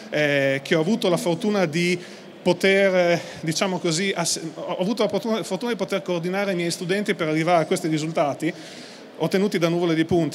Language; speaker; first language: Italian; native; Italian